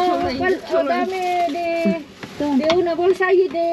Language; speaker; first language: Spanish; non-native, learner; Filipino